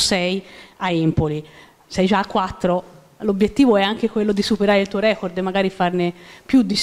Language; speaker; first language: Italian; native; Italian